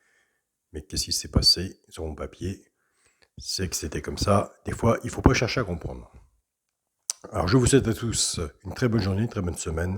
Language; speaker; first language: French; native; French